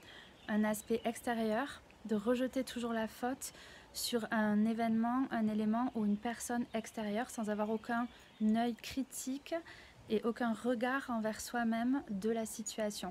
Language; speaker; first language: French; native; French